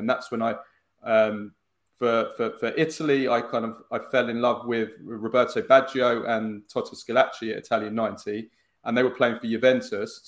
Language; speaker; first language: English; native; English